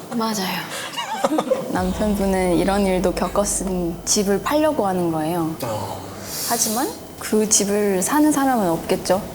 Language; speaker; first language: Korean; non-native, fluent; Chinese